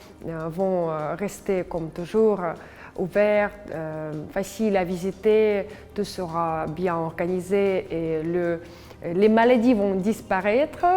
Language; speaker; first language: French; non-native, fluent; Russian